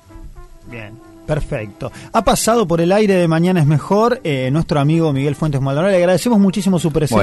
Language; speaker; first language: Spanish; native; Spanish